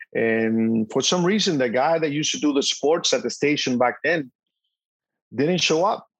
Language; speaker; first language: English; non-native, fluent; Spanish